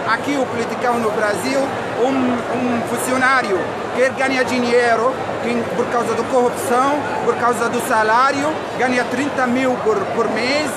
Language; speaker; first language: Portuguese; non-native, learner; Arabic